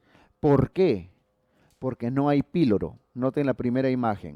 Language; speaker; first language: Spanish; native; Spanish